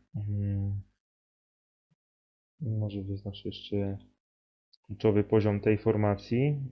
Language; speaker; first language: Polish; native; Polish